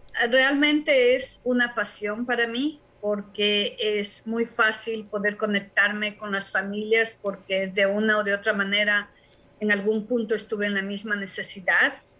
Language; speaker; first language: Spanish; native; Spanish